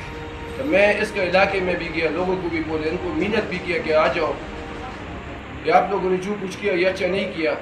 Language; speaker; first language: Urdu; non-native, local second language; Pashto